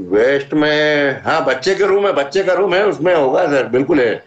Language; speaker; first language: Hindi; native; Hindi